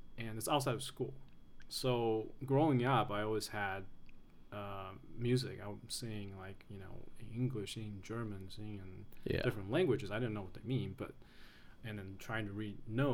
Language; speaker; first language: English; early bilingual, other home language; Chinese